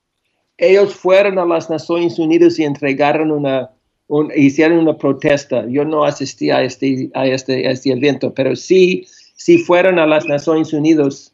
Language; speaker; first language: Spanish; non-native, fluent; English